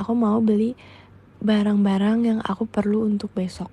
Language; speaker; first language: Indonesian; native; Indonesian